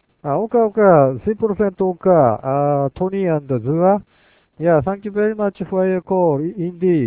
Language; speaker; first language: English; non-native, learner; Japanese